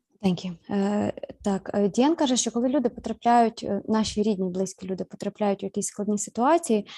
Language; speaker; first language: Ukrainian; native; Ukrainian